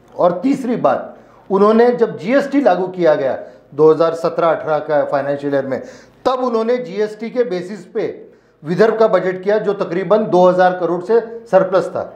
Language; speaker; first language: Hindi; non-native, local second language; Marathi